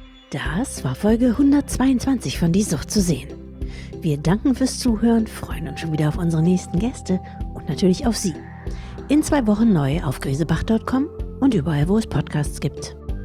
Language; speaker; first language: German; native; German